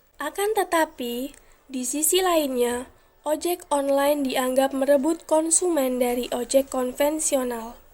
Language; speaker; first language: Indonesian; native; Indonesian